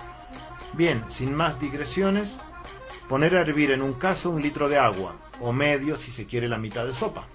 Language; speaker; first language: Spanish; native; Spanish